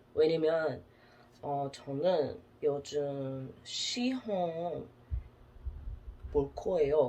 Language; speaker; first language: Korean; non-native, learner; English